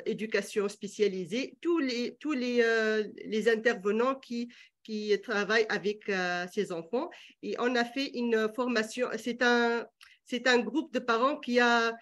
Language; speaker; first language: French; non-native, local second language; Arabic